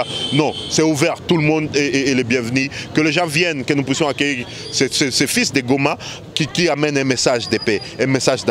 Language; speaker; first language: French; non-native, local second language; Swahili